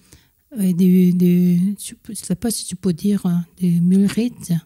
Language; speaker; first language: French; non-native, fluent; Korean